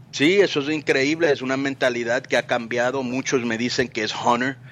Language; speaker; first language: Spanish; early bilingual, heritage; Spanish